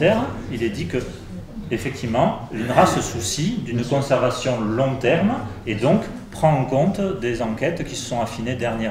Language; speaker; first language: French; native; French